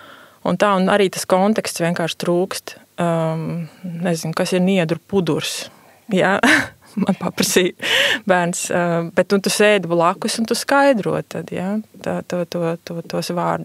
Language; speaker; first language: Latvian; native; Latvian